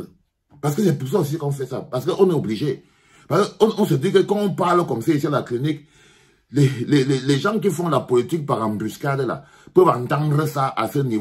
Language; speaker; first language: French; native; French